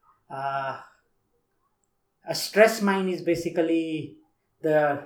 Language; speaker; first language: English; non-native, local second language; Nepali